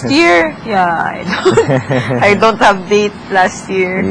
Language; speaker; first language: English; non-native, local second language; Filipino